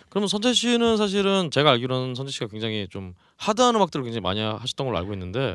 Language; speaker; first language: Korean; native; Korean